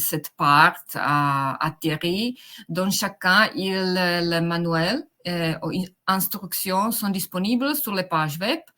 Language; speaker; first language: French; non-native, fluent; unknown